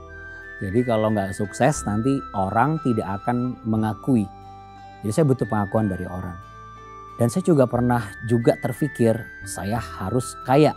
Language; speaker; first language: Indonesian; native; Indonesian